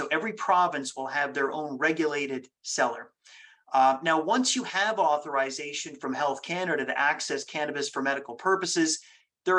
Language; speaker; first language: English; native; English